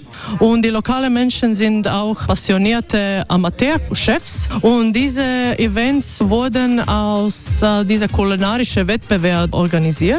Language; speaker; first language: German; non-native, fluent; Croatian